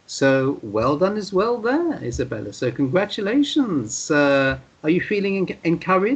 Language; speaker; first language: English; non-native, fluent; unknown